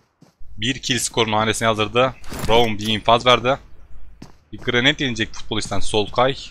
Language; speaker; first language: Turkish; native; Turkish